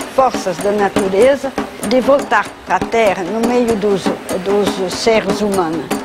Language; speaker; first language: Portuguese; non-native, fluent; French